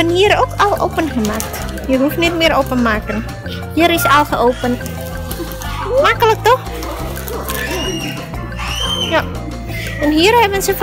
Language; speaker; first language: Dutch; non-native, local second language; Indonesian